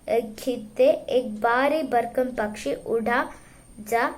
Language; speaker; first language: Hindi; non-native, local second language; Malayalam